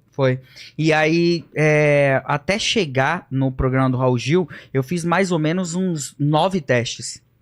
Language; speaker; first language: Portuguese; early bilingual, other home language; Japanese